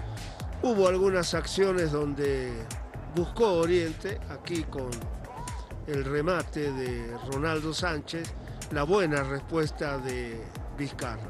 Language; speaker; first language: Spanish; native; Spanish